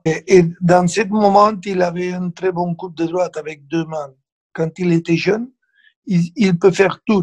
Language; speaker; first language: French; non-native, fluent; Spanish